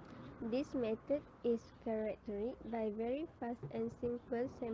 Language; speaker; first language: English; non-native, fluent; Malay